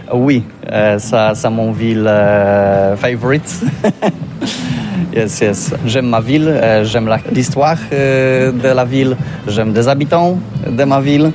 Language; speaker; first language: French; non-native, learner; Polish